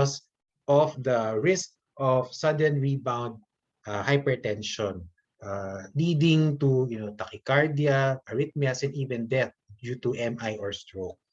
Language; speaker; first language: English; non-native, local second language; Filipino